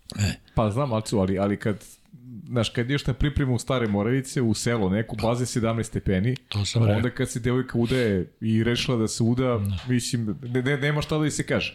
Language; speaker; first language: Serbian; native; Serbian